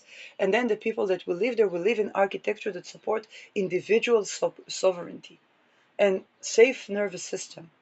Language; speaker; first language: English; non-native, fluent; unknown